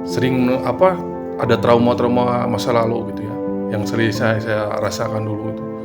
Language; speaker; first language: Indonesian; native; Indonesian